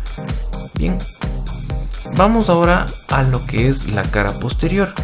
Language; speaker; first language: Spanish; native; Spanish